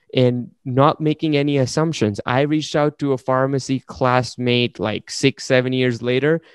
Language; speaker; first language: English; non-native, local second language; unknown